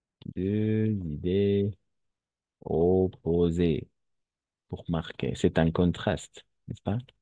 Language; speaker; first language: French; non-native, fluent; Spanish